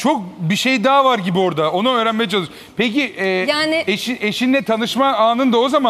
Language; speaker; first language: Turkish; native; Turkish